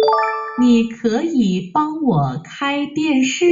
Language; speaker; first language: Chinese; non-native, learner; Vietnamese